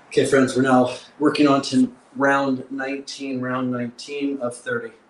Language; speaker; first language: English; native; English